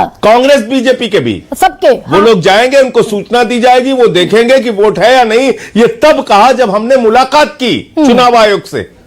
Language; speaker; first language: Hindi; native; Hindi